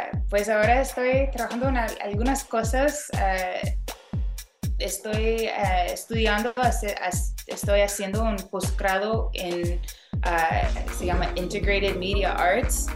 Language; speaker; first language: Spanish; non-native, fluent; English